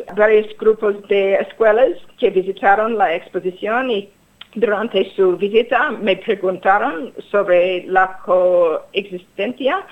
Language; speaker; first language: Spanish; non-native, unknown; English